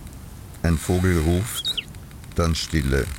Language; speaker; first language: German; native; German